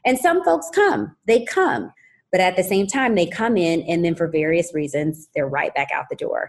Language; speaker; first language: English; native; English